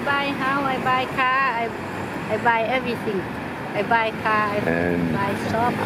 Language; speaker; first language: English; non-native, learner; Thai